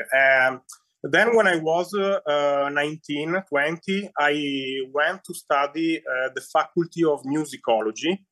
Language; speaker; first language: English; non-native, fluent; Italian